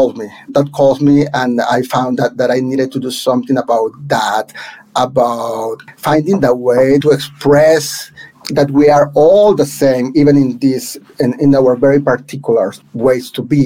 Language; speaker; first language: English; non-native, fluent; Spanish